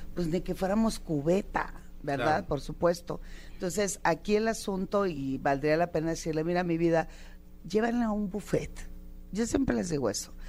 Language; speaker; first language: Spanish; native; Spanish